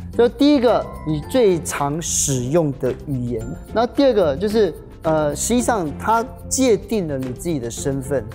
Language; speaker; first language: Chinese; native; Chinese